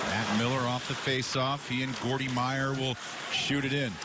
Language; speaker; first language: English; native; English